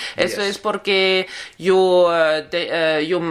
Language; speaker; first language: Spanish; non-native, learner; German